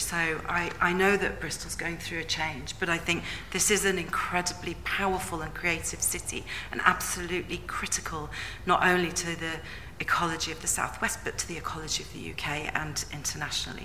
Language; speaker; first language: English; native; English